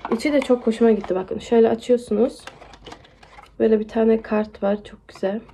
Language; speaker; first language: Turkish; early bilingual, heritage; Turkish